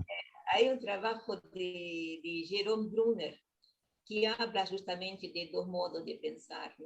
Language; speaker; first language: Spanish; non-native, learner; Portuguese